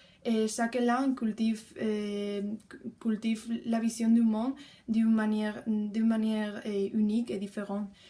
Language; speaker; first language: French; non-native, learner; Spanish